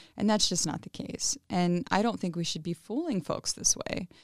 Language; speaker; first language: English; early bilingual, other home language; Spanish